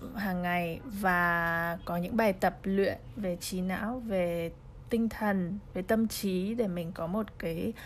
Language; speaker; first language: Vietnamese; early bilingual, heritage; Vietnamese